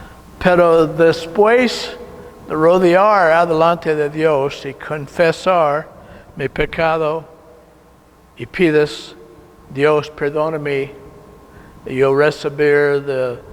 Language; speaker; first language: Spanish; non-native, learner; English